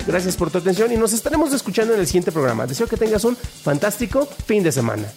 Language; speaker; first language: Spanish; native; Spanish